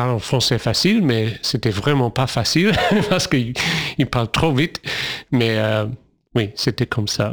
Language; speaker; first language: French; non-native, fluent; English